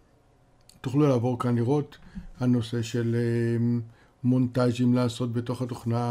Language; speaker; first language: Hebrew; native; Hebrew